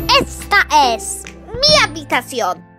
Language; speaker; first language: Spanish; non-native, learner; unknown